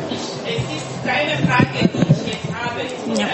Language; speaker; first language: German; non-native, fluent; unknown